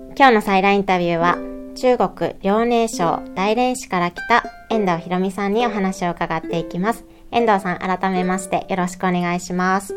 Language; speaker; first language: Japanese; native; Japanese